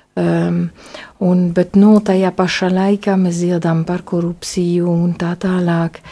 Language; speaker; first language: Latvian; non-native, fluent; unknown